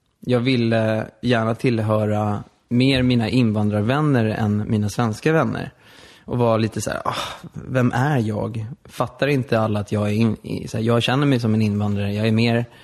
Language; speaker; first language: Swedish; native; Swedish